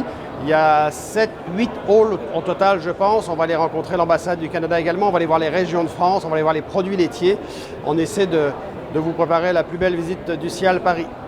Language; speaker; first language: French; native; French